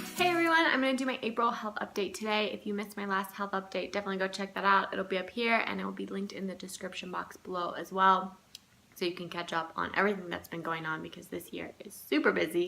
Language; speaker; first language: English; native; English